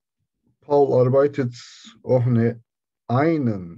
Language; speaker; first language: German; non-native, learner; Turkish